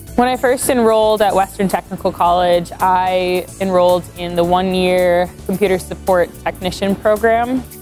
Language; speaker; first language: English; native; English